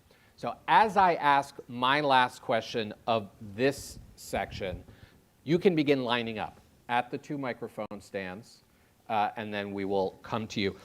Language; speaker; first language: English; native; English